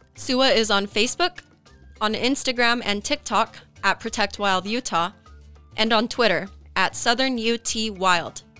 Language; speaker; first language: English; native; English